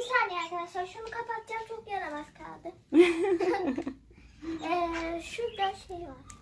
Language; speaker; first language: Turkish; native; Turkish